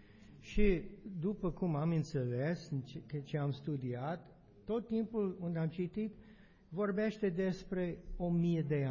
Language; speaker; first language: Romanian; non-native, learner; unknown